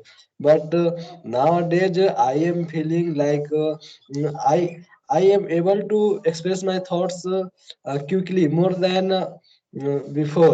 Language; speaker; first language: English; non-native, learner; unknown